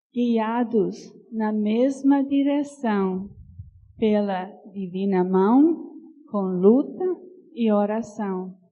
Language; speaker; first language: Portuguese; non-native, fluent; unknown